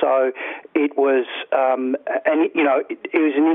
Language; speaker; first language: English; native; English